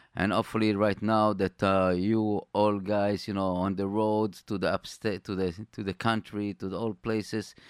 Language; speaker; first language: English; non-native, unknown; Hebrew